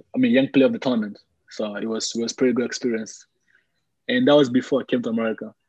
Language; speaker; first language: English; early bilingual, other home language; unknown